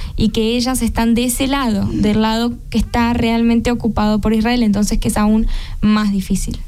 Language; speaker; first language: Spanish; native; Spanish